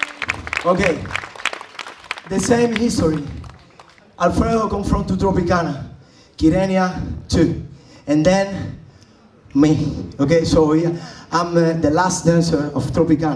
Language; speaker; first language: English; non-native, learner; Spanish